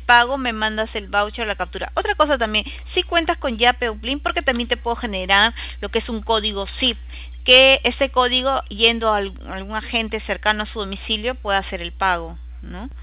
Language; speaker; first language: Spanish; native; Spanish